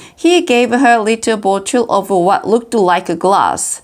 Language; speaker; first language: English; non-native, fluent; Korean